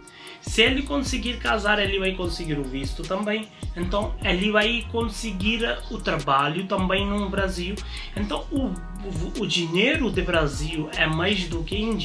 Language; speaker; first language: Portuguese; non-native, learner; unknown